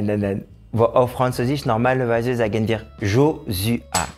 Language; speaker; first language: German; non-native, fluent; French